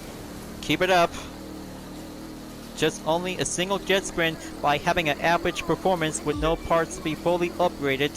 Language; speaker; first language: English; non-native, fluent; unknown